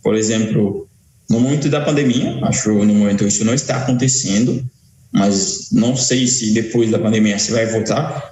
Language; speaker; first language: Portuguese; non-native, fluent; Haitian Creole